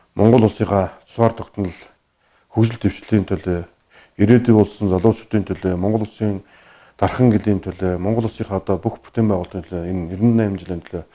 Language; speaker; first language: Mongolian; native; Mongolian